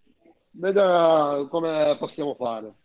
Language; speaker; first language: Italian; native; Italian